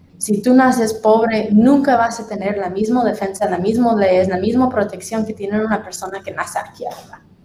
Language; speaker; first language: Spanish; non-native, fluent; English